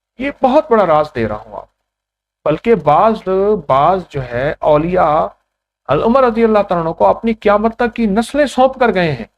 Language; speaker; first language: Urdu; non-native, local second language; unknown